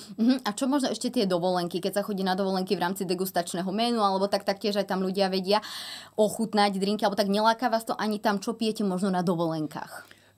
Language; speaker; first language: Slovak; native; Slovak